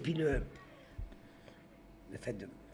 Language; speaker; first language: French; native; French